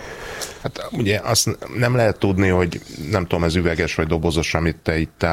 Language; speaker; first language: Hungarian; native; Hungarian